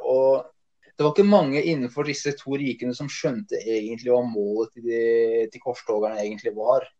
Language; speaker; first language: Norwegian; early bilingual, other home language; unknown